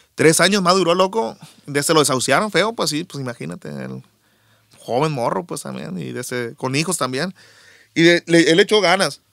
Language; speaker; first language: Spanish; native; Spanish